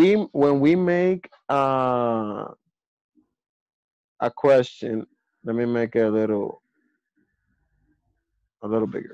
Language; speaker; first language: English; non-native, fluent; Spanish